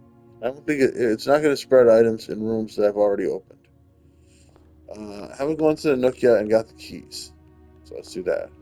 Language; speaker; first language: English; native; English